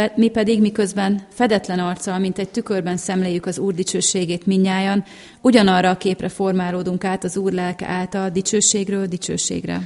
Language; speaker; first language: Hungarian; native; Hungarian